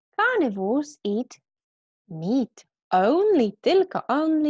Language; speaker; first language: English; non-native, fluent; Polish